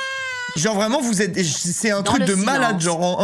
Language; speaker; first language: French; native; French